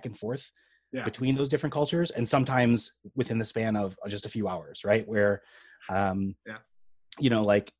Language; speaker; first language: English; native; English